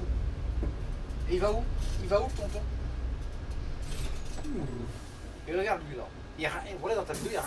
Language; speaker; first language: French; native; French